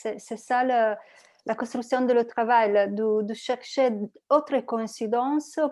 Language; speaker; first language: French; non-native, learner; Italian